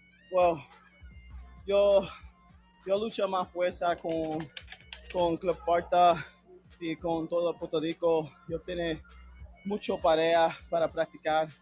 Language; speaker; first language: Spanish; non-native, learner; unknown